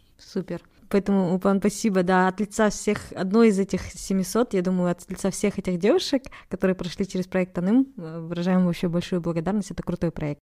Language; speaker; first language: Russian; native; Russian